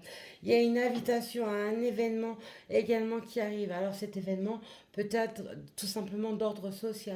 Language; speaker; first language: French; native; French